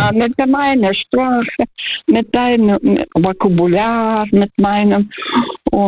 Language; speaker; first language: German; non-native, local second language; Russian